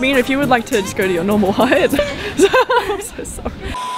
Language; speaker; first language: English; native; English